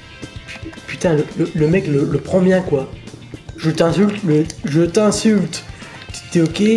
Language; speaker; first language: French; native; French